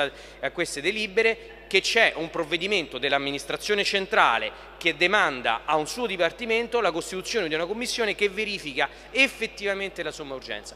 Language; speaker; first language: Italian; native; Italian